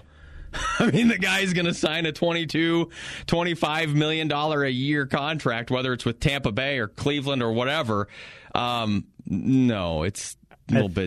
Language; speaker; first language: English; native; English